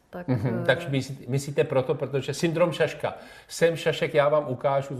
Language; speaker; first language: Czech; native; Czech